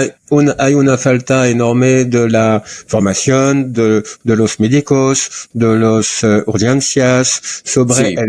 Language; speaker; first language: Spanish; non-native, learner; French